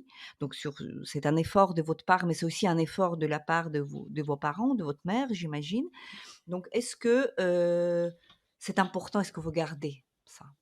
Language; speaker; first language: French; non-native, fluent; Ukrainian